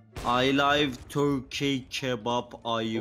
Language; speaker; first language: English; non-native, learner; Turkish